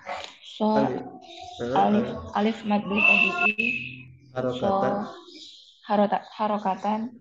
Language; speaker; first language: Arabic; non-native, learner; Indonesian